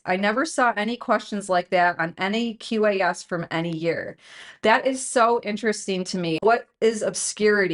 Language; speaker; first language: English; native; English